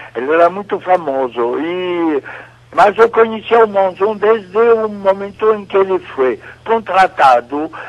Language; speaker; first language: Portuguese; non-native, fluent; French